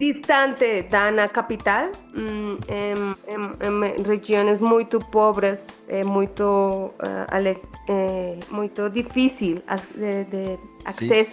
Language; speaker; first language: Portuguese; non-native, learner; Spanish